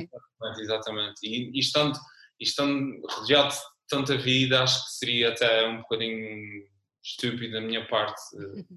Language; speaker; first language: Portuguese; native; Portuguese